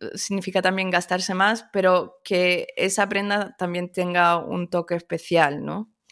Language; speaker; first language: Spanish; early bilingual, other home language; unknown